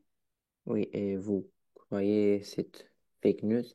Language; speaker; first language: French; non-native, learner; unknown